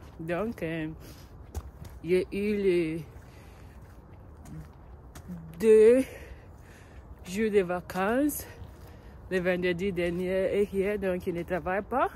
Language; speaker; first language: French; non-native, learner; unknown